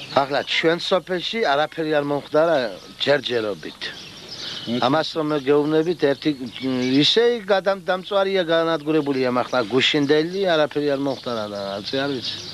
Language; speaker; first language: Georgian; non-native, local second language; Mingrelian